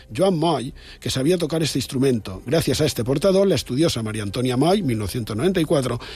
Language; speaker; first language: Spanish; non-native, local second language; Catalan